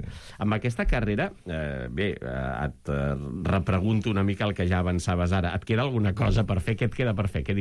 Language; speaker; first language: Catalan; native; Catalan